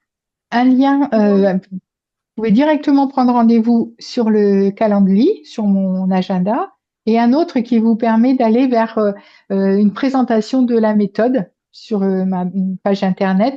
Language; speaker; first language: French; native; French